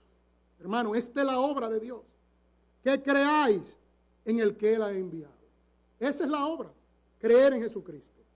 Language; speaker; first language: Spanish; native; Spanish